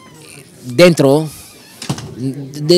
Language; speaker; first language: Italian; non-native, fluent; Greek